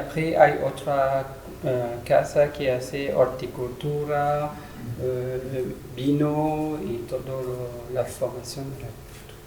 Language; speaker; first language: Spanish; non-native, learner; French